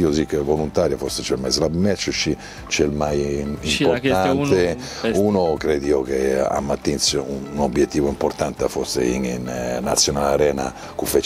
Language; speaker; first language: Romanian; non-native, learner; Italian